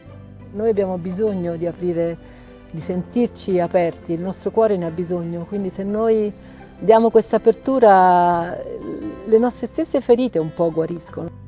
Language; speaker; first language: Italian; native; Italian